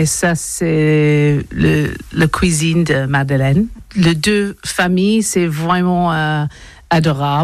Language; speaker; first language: French; non-native, learner; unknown